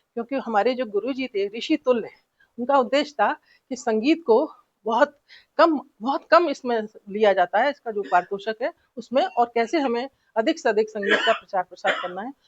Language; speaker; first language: Hindi; native; Hindi